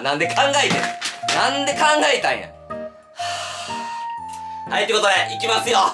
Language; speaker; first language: Japanese; native; Japanese